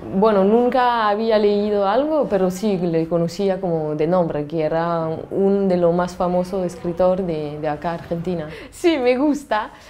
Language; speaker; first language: Spanish; non-native, learner; French